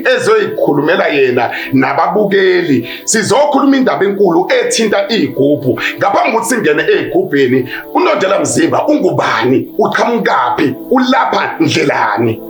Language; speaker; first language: Zulu; native; Zulu